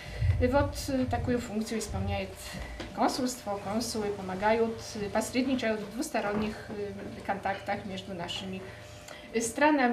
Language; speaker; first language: Russian; non-native, fluent; Polish